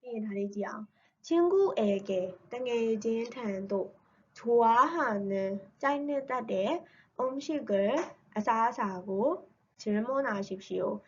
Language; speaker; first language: Korean; non-native, learner; Burmese